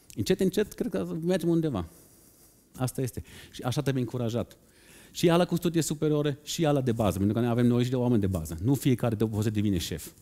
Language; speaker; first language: Romanian; non-native, fluent; German